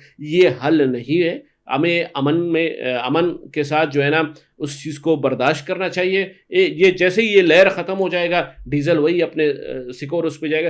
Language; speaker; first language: Urdu; non-native, local second language; Baluchi